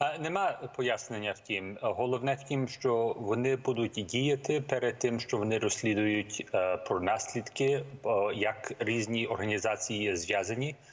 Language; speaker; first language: Ukrainian; early bilingual, heritage; Ukrainian